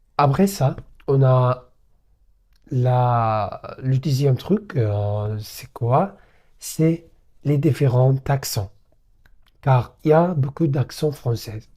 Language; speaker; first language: French; non-native, learner; Arabic